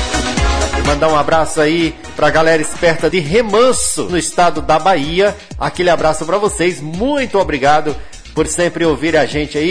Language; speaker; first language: Portuguese; native; Portuguese